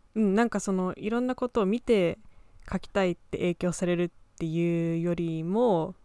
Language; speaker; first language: Japanese; early bilingual, heritage; Japanese